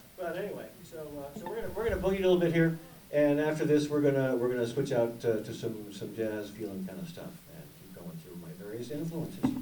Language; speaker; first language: English; native; English